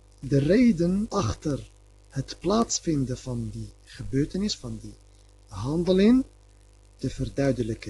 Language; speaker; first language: Dutch; non-native, fluent; Arabic